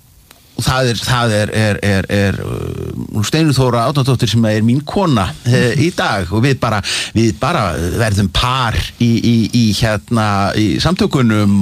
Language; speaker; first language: Icelandic; native; Icelandic